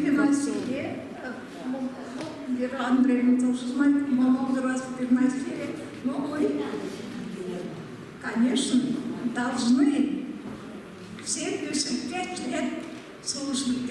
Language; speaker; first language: Russian; non-native, local second language; Tatar